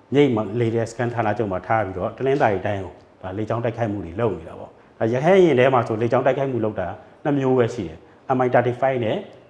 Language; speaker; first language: Burmese; native; Burmese